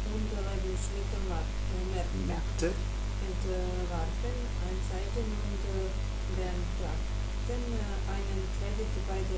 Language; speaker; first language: German; non-native, learner; Serbian